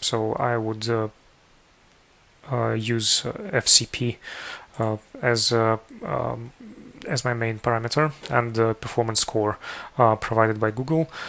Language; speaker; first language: English; non-native, fluent; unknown